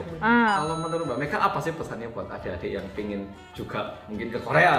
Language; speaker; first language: Indonesian; native; Indonesian